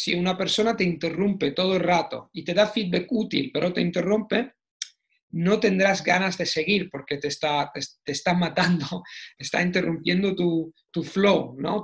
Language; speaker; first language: Spanish; non-native, fluent; Italian